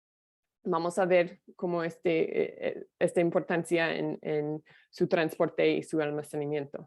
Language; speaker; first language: Spanish; non-native, fluent; English